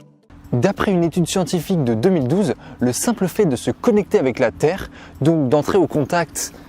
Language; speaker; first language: French; native; French